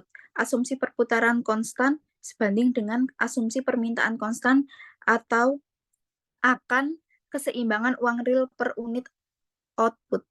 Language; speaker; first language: Indonesian; native; Indonesian